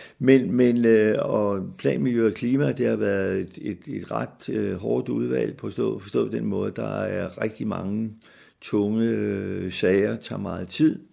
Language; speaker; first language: Danish; native; Danish